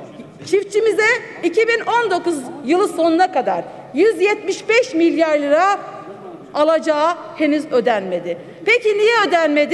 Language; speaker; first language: Turkish; native; Turkish